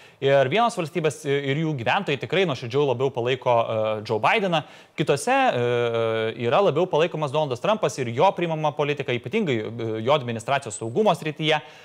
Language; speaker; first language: Lithuanian; native; Lithuanian